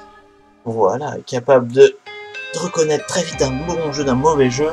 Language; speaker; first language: French; native; French